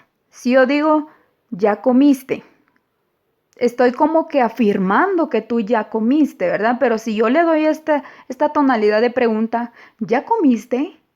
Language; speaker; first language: Spanish; native; Spanish